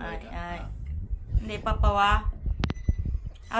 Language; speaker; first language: Filipino; native; Filipino